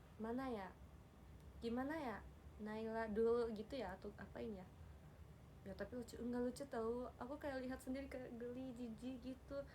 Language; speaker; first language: Indonesian; non-native, learner; Japanese